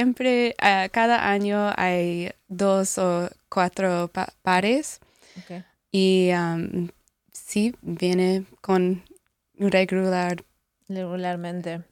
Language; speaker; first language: Spanish; non-native, learner; English